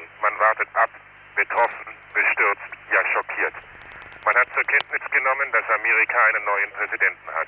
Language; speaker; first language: German; native; German